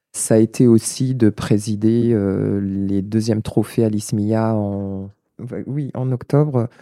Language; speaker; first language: French; native; French